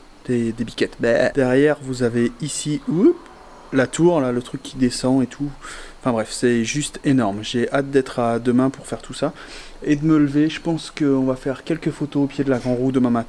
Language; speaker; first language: French; native; French